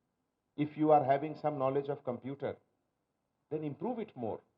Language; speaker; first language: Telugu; non-native, learner; Hindi